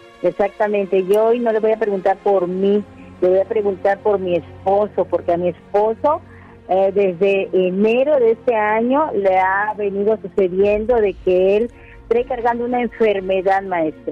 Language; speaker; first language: Spanish; native; Spanish